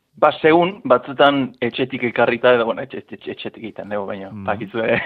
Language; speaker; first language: Basque; non-native, fluent; English